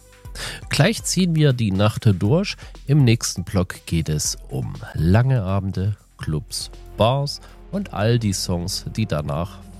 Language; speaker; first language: German; native; German